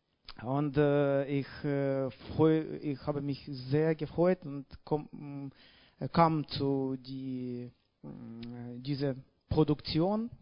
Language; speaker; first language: German; non-native, learner; Russian